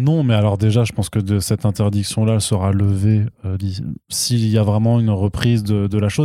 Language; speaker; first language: French; native; French